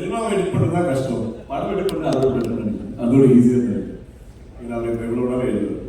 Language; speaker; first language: Tamil; non-native, fluent; Malayalam